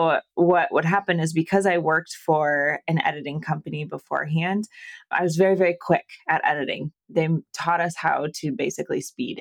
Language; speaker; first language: English; native; English